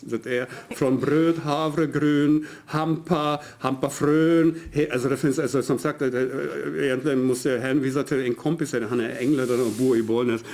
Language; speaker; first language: Swedish; non-native, fluent; German